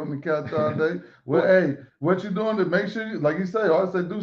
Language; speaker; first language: English; native; English